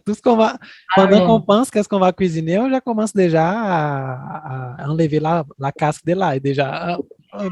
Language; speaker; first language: French; non-native, fluent; Portuguese